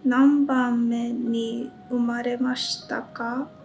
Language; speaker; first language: Japanese; non-native, learner; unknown